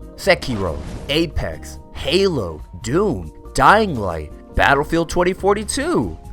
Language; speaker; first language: English; native; English